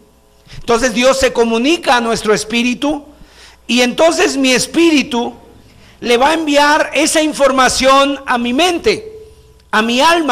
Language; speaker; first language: Spanish; native; Spanish